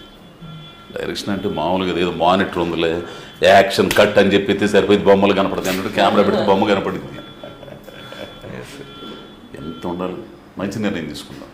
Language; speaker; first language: Telugu; native; Telugu